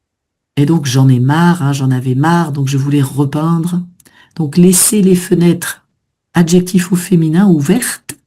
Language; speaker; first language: French; native; French